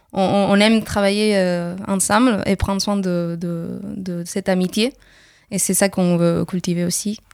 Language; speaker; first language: French; non-native, fluent; Spanish